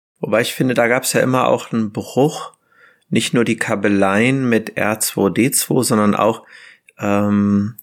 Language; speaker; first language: German; native; German